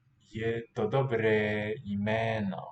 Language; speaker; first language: Czech; non-native, learner; English